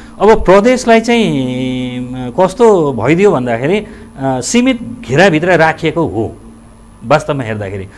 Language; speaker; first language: Nepali; native; Nepali